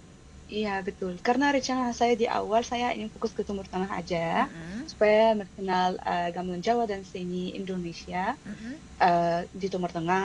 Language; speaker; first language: Indonesian; non-native, fluent; Arabic